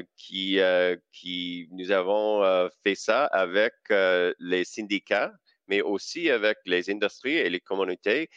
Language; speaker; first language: French; non-native, local second language; English